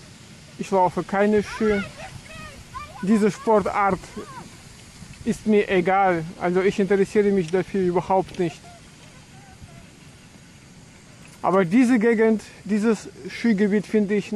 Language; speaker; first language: German; non-native, fluent; Russian